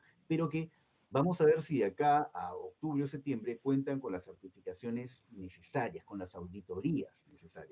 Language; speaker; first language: Spanish; native; Spanish